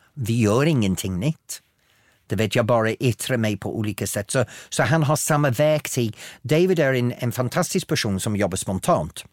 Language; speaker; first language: Swedish; non-native, fluent; English